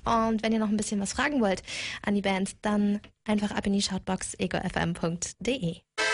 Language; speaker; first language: German; native; German